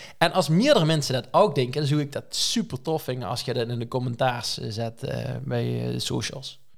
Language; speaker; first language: Dutch; native; Dutch